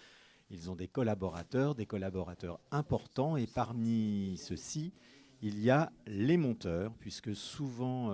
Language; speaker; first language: French; native; French